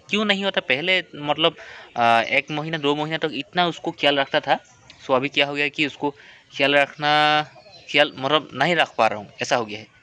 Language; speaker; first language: Hindi; non-native, local second language; Assamese